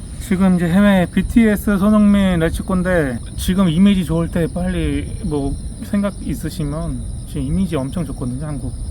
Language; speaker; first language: Korean; native; Korean